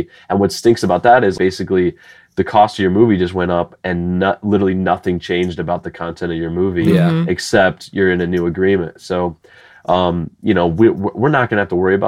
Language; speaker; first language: English; native; English